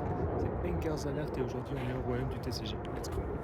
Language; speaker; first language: French; native; French